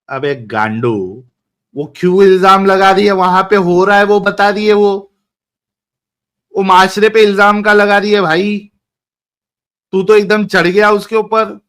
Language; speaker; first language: Hindi; native; Hindi